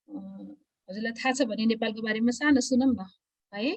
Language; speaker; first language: Nepali; native; Nepali